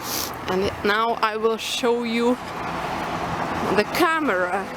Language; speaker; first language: English; non-native, local second language; Russian